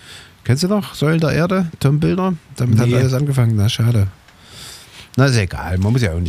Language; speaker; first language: German; native; German